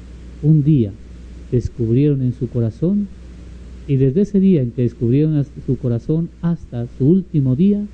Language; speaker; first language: Spanish; native; Spanish